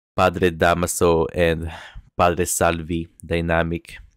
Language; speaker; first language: English; non-native, local second language; Filipino